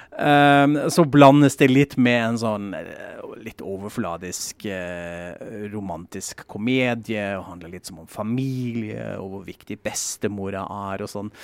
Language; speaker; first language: Norwegian; non-native, fluent; German